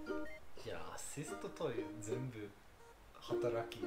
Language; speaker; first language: Japanese; non-native, learner; English